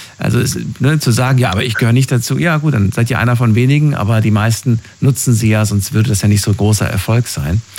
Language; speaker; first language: German; native; German